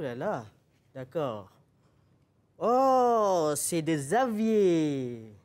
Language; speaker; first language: French; non-native, fluent; Malay